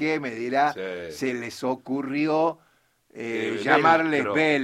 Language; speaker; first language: Spanish; native; Spanish